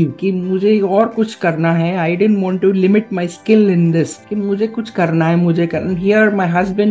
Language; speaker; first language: English; non-native, local second language; Gujarati